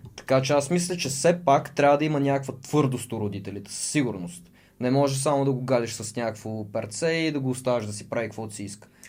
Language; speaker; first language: Bulgarian; early bilingual, other home language; Russian